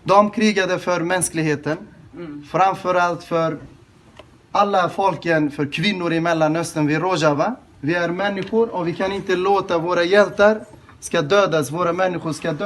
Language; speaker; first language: Swedish; non-native, fluent; Kurdish